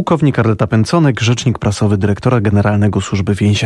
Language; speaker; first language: Polish; native; Polish